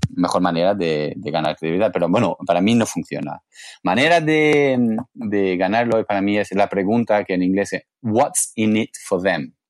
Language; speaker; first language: Spanish; non-native, learner; English